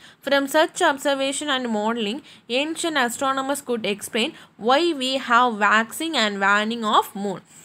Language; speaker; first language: English; non-native, local second language; Tamil